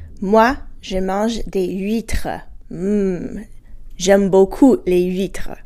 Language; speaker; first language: French; non-native, fluent; English